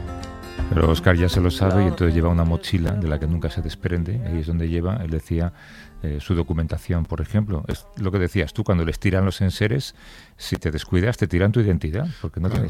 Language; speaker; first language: Spanish; native; Spanish